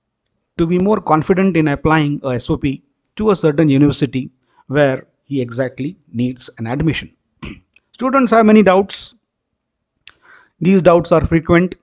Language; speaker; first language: English; non-native, local second language; Marathi